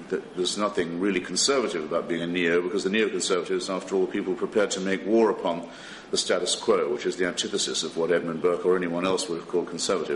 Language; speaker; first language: English; native; English